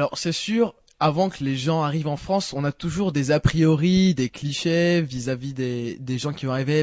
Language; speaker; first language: French; native; French